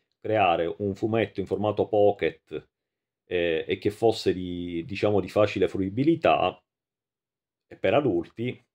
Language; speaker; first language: Italian; native; Italian